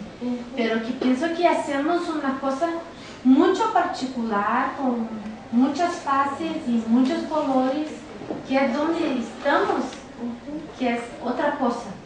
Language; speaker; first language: Spanish; non-native, learner; Portuguese